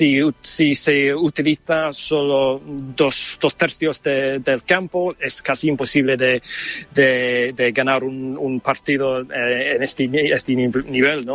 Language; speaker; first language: Spanish; non-native, fluent; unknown